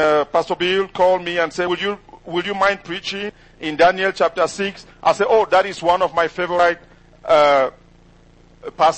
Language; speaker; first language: English; non-native, local second language; French